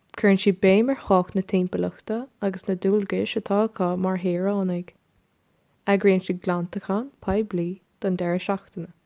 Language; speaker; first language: Irish; non-native, local second language; English